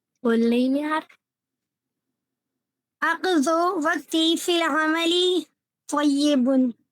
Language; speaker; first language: Arabic; non-native, learner; Urdu